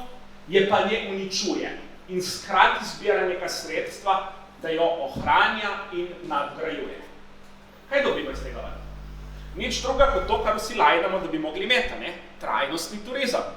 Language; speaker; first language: Slovenian; native; Slovenian